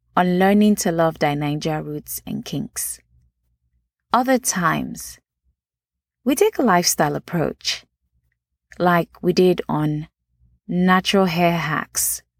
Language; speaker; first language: English; non-native, local second language; Yoruba